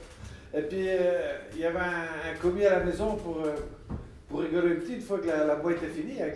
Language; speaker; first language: French; native; French